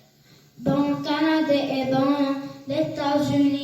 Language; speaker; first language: French; non-native, learner; Arabic